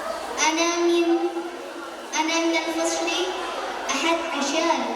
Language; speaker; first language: Arabic; non-native, learner; Indonesian